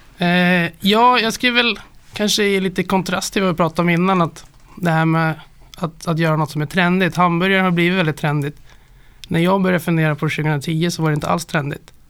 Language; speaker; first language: Swedish; native; Swedish